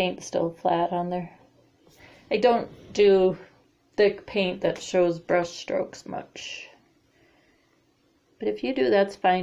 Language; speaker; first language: English; native; English